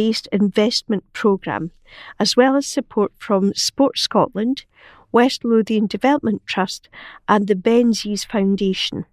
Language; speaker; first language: English; native; English